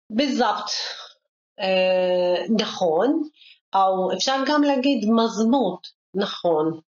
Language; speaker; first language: Hebrew; non-native, local second language; Arabic